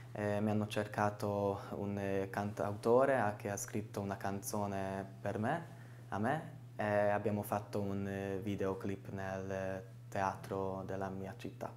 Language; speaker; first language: Italian; non-native, fluent; Hungarian